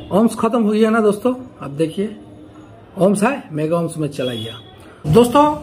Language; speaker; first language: Hindi; native; Hindi